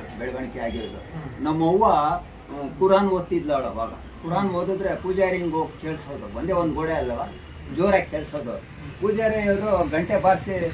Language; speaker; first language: Kannada; non-native, local second language; Urdu